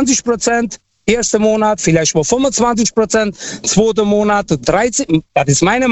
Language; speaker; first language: German; non-native, fluent; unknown